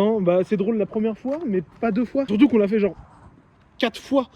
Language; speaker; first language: French; native; French